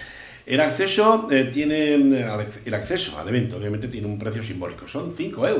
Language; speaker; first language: Spanish; native; Spanish